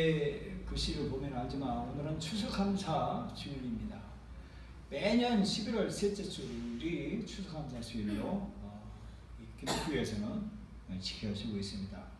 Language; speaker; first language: Korean; native; Korean